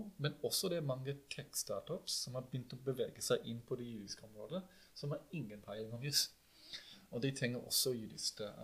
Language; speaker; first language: Norwegian; non-native, fluent; English